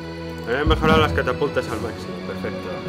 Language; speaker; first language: Spanish; native; Spanish